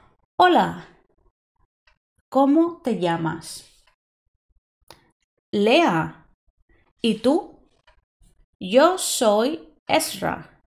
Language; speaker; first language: Spanish; non-native, fluent; English